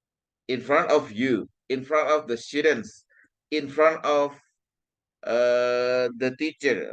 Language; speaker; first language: English; non-native, fluent; Indonesian